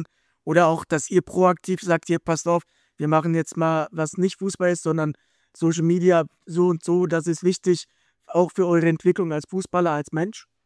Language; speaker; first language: German; native; German